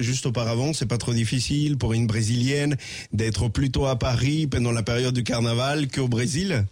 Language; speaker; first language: French; native; French